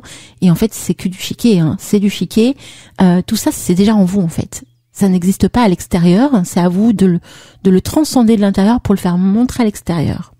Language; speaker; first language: French; native; French